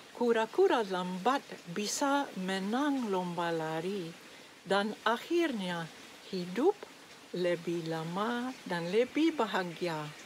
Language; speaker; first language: Indonesian; non-native, learner; English